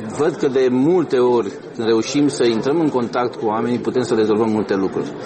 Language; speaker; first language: Romanian; native; Romanian